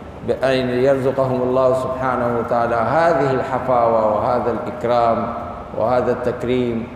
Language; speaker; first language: Arabic; non-native, fluent; Urdu